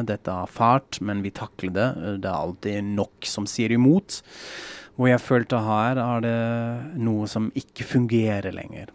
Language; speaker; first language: Norwegian; non-native, fluent; German